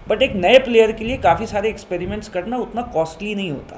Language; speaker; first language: Hindi; native; Hindi